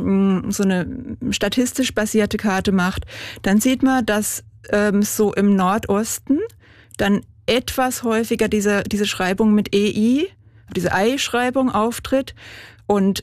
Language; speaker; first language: German; native; German